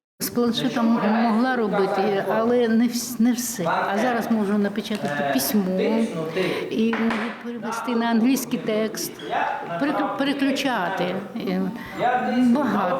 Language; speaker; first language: Ukrainian; non-native, local second language; Russian